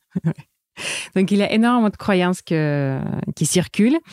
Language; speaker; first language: French; non-native, fluent; Russian